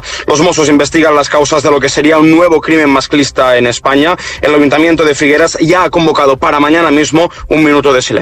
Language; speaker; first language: Spanish; native; Spanish